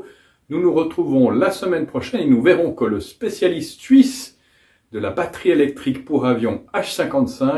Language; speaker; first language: French; native; French